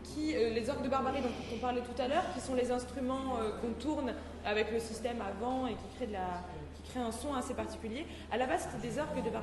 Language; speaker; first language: French; native; French